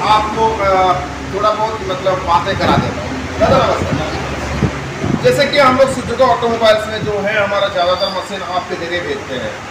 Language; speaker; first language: Hindi; non-native, local second language; Bangla